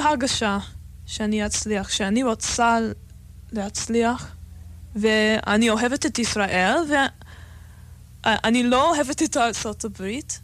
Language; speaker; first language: Hebrew; non-native, fluent; English